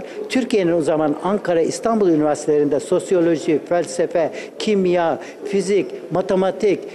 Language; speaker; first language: Turkish; early bilingual, other home language; Uzbek